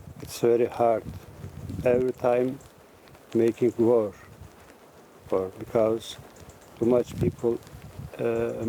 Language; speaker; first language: English; non-native, learner; Turkish